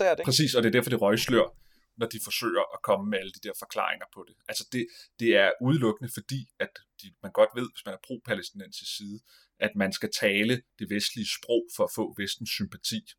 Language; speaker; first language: Danish; native; Danish